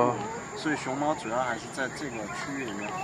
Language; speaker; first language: Chinese; native; Chinese